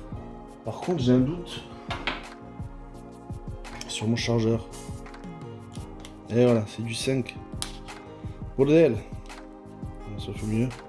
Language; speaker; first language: French; native; French